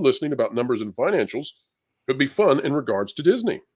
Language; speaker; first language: English; native; English